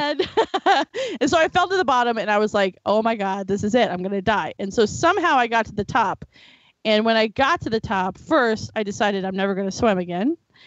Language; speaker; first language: English; native; English